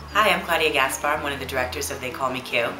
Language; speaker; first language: English; native; English